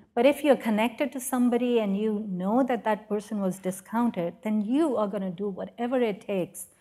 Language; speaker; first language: English; non-native, local second language; Urdu